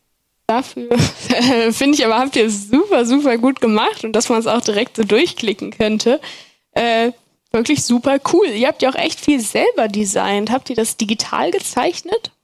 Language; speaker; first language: German; native; German